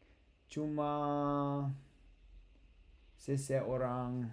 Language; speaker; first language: Indonesian; non-native, learner; English